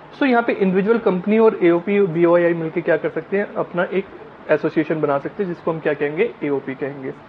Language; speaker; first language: Hindi; native; Hindi